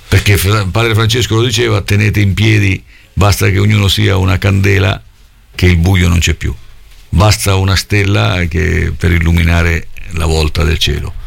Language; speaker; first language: Italian; native; Italian